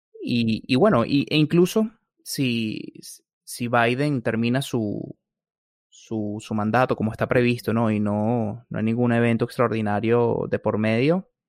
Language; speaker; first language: Spanish; native; Spanish